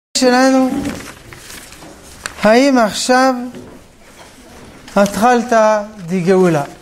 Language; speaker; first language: Hebrew; non-native, fluent; French